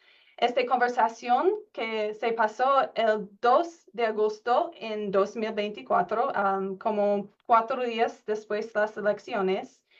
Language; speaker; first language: Spanish; non-native, learner; English